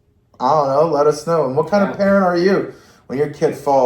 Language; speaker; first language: English; native; English